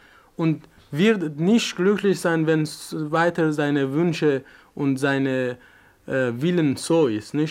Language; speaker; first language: German; non-native, learner; Persian